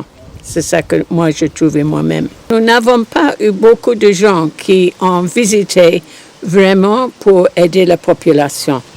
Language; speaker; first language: French; non-native, fluent; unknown